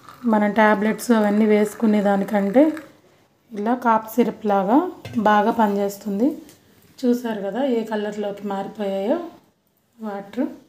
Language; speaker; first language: Telugu; native; Telugu